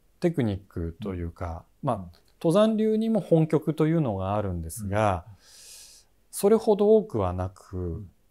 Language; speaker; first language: Japanese; native; Japanese